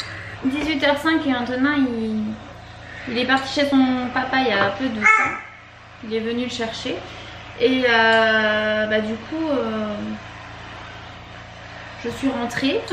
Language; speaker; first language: French; native; French